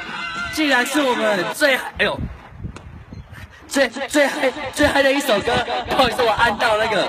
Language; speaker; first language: Chinese; native; Chinese